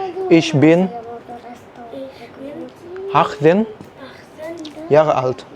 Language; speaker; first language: German; non-native, learner; Indonesian